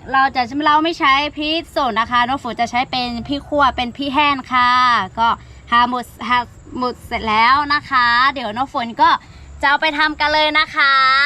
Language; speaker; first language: Thai; non-native, local second language; Lahu